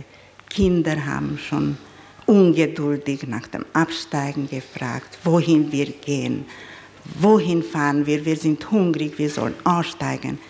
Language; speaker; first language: German; non-native, fluent; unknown